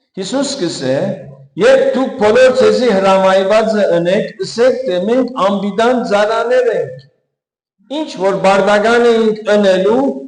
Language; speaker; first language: Armenian; early bilingual, heritage; Armenian